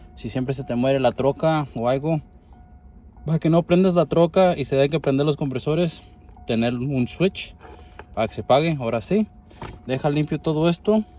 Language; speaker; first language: Spanish; early bilingual, heritage; Spanish